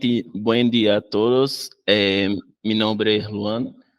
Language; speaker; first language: Spanish; non-native, fluent; Portuguese